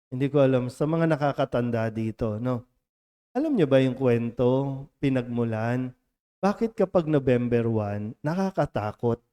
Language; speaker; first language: Filipino; native; Filipino